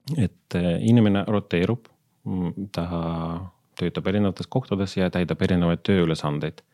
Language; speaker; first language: Estonian; non-native, local second language; Russian